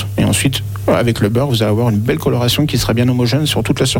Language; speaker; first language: French; native; French